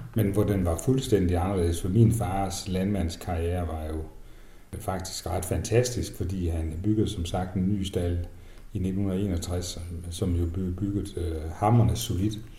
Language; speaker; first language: Danish; native; Danish